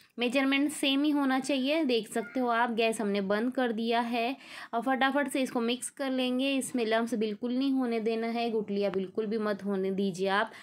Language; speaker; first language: Hindi; native; Hindi